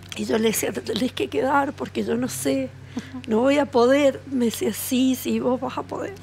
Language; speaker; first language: Spanish; native; Spanish